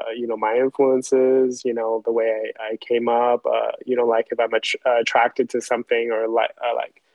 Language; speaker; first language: English; early bilingual, other home language; Chinese